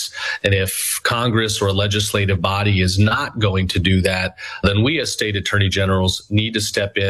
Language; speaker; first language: English; native; English